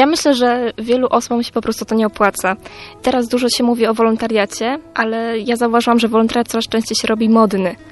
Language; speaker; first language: Polish; native; Polish